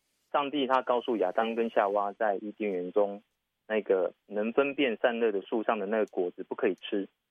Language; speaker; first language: Chinese; native; Chinese